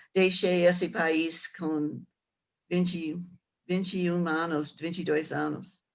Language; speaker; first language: Portuguese; non-native, learner; English